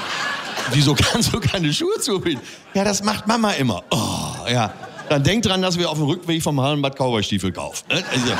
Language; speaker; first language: German; native; German